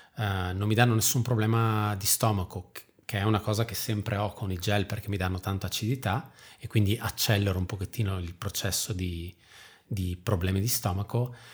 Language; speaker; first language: Italian; native; Italian